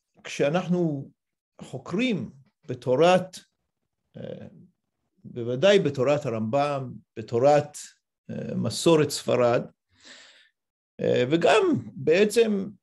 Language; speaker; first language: Hebrew; non-native, fluent; English